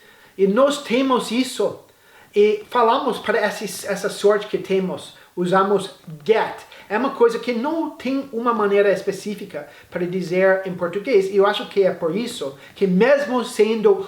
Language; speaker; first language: Portuguese; non-native, fluent; English